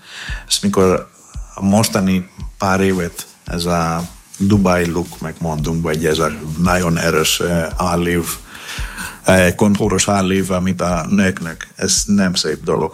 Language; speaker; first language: Hungarian; non-native, learner; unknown